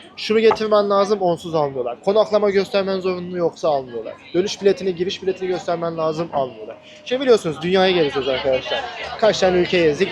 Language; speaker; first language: Turkish; native; Turkish